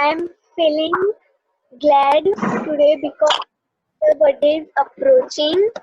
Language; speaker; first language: English; non-native, learner; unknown